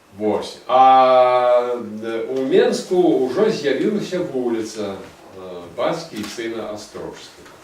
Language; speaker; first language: Belarusian; native; Belarusian